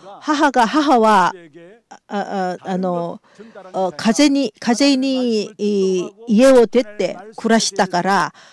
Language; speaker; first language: Japanese; non-native, fluent; Korean